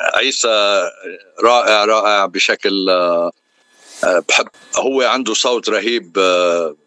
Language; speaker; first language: Arabic; native; Arabic